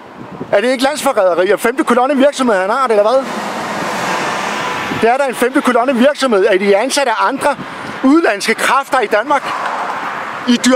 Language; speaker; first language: Danish; native; Danish